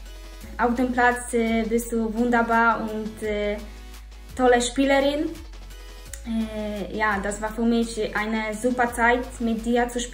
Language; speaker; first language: German; non-native, learner; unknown